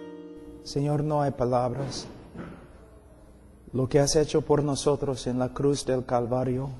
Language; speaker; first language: Spanish; non-native, fluent; English